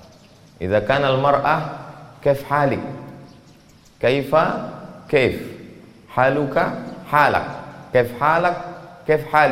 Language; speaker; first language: Arabic; non-native, fluent; Indonesian